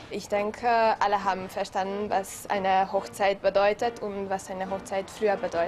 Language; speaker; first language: German; non-native, local second language; Hungarian